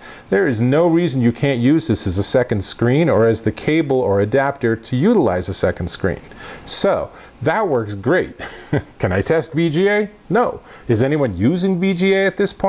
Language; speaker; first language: English; native; English